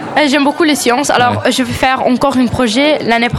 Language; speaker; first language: French; non-native, learner; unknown